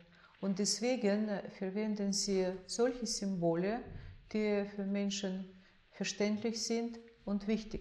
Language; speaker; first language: German; non-native, fluent; Russian